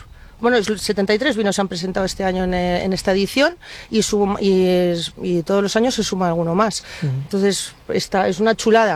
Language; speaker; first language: Spanish; native; Spanish